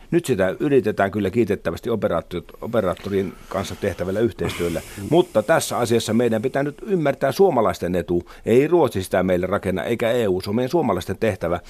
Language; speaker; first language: Finnish; native; Finnish